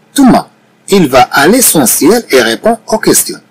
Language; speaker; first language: French; non-native, local second language; Arabic